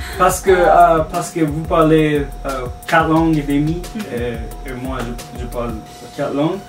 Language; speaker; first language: French; non-native, learner; Japanese